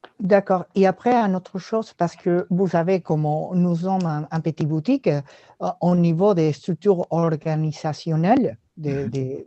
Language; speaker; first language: French; non-native, learner; Spanish